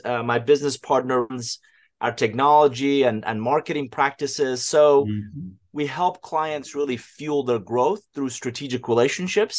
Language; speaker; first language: English; non-native, fluent; Persian